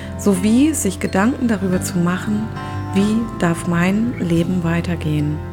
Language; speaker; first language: German; native; German